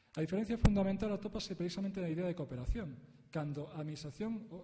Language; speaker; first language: Spanish; native; Spanish